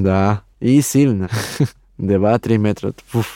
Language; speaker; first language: Russian; non-native, learner; Spanish